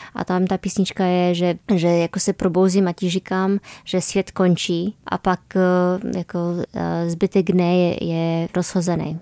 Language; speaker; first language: Czech; non-native, fluent; Polish